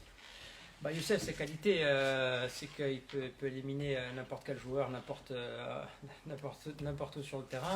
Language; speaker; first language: French; native; French